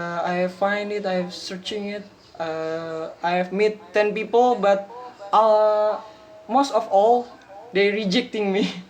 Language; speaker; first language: English; non-native, learner; Indonesian